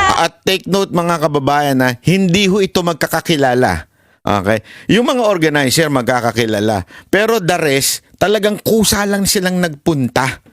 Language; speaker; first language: Filipino; native; Filipino